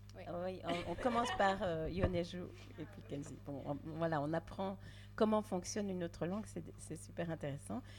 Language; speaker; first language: French; native; French